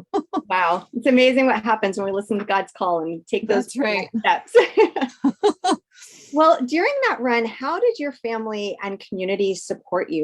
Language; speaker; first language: English; native; English